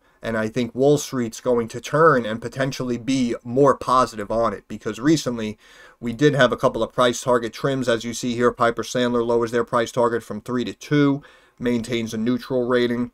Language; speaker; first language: English; native; English